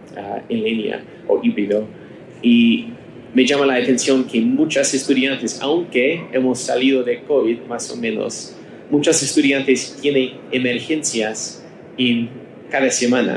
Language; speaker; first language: Spanish; non-native, learner; English